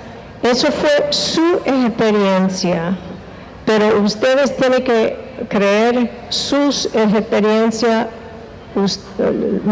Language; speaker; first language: Spanish; non-native, fluent; English